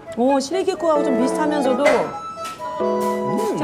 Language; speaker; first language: Korean; native; Korean